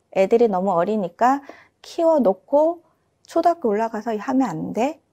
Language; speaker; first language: Korean; native; Korean